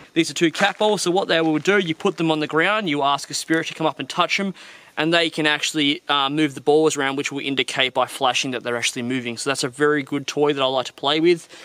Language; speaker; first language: English; native; English